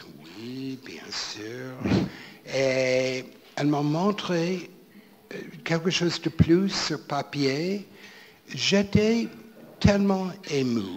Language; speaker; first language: French; non-native, fluent; English